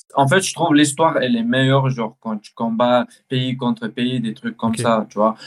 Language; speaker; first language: French; early bilingual, heritage; Russian